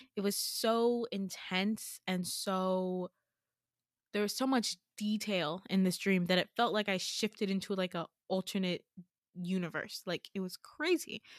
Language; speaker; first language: English; native; English